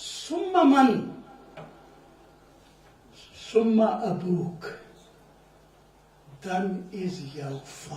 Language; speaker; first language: Dutch; non-native, learner; Urdu